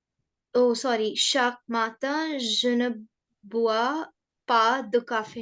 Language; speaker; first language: French; non-native, learner; Hindi